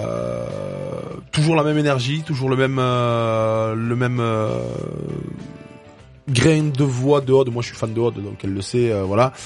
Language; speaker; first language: French; native; French